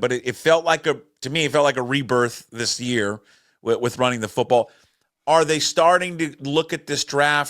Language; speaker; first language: English; native; English